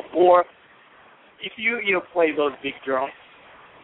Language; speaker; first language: English; non-native, fluent; Japanese